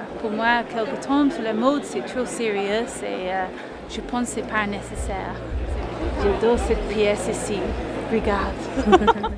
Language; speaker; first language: French; non-native, learner; English